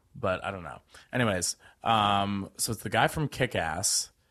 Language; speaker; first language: English; native; English